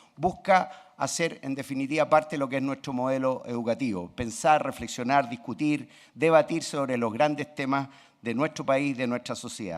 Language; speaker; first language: Spanish; native; Spanish